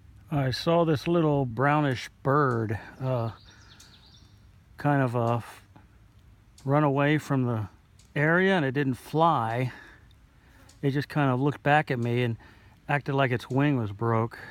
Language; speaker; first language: English; native; English